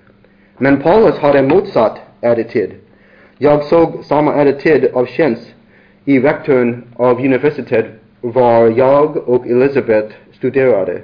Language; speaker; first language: Swedish; non-native, learner; English